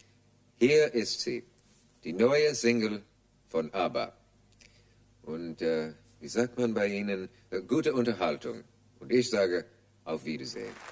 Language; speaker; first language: German; non-native, learner; English